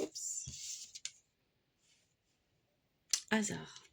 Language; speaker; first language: French; native; French